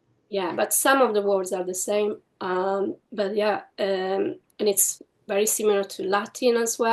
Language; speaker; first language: English; non-native, fluent; Italian